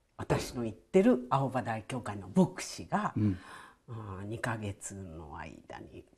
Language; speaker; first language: Japanese; native; Japanese